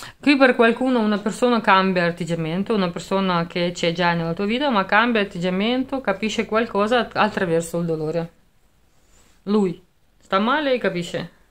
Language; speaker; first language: Italian; non-native, fluent; Russian